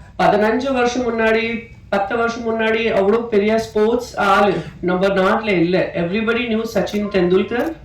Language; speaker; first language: Tamil; non-native, fluent; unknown